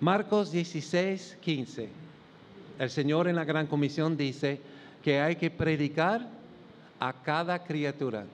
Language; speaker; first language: Spanish; non-native, fluent; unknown